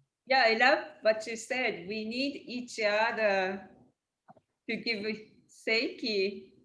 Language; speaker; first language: English; non-native, learner; Japanese